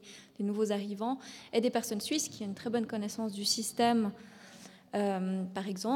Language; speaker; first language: French; native; French